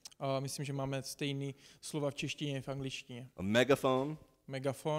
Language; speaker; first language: Czech; non-native, fluent; English